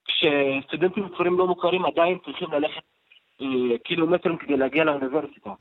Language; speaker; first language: Hebrew; non-native, local second language; Arabic